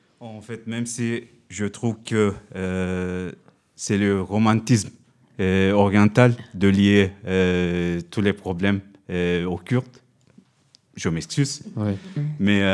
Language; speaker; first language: French; non-native, fluent; Turkish